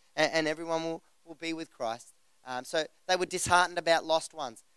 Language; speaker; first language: English; native; English